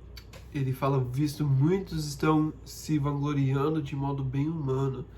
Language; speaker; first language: Portuguese; non-native, fluent; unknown